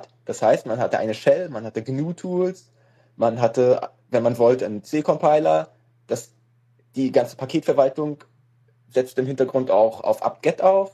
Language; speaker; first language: German; native; German